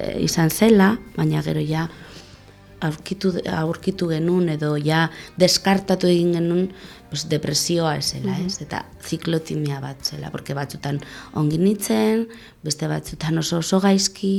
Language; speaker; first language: Basque; non-native, local second language; Spanish